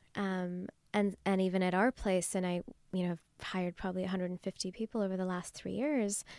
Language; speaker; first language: English; non-native, local second language; Urdu